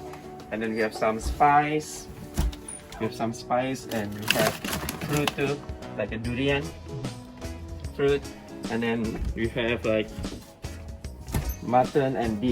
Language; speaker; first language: English; non-native, fluent; Indonesian